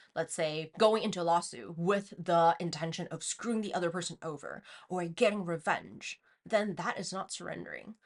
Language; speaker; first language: English; non-native, fluent; Chinese